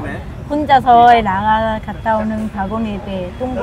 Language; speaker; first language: Korean; non-native, fluent; Vietnamese